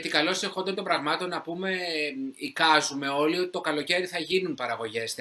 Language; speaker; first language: Greek; native; Greek